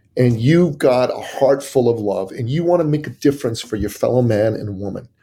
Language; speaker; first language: English; early bilingual, other home language; Persian